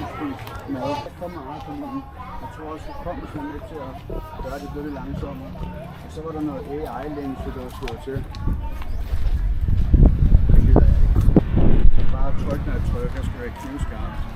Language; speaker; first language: Danish; native; Danish